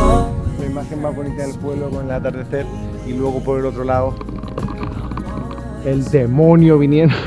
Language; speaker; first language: Spanish; native; Spanish